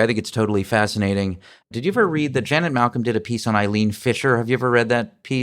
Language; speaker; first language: English; native; English